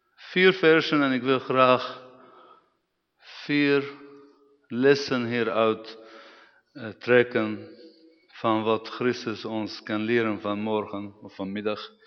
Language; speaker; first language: Dutch; non-native, fluent; Arabic